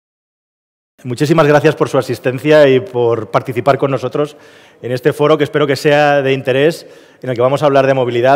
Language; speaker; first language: Spanish; native; Spanish